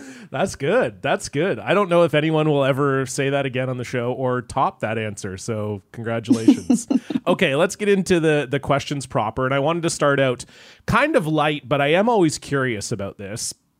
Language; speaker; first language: English; native; English